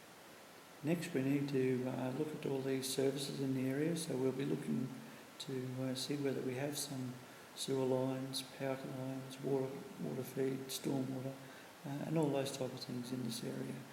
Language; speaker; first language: English; native; English